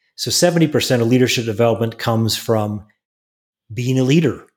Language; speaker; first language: English; native; English